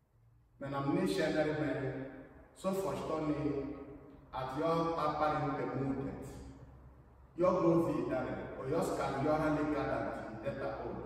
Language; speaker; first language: Swedish; non-native, fluent; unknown